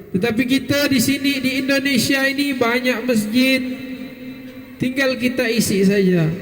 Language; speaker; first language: Malay; native; Malay